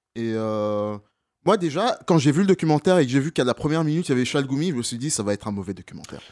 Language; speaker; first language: French; native; French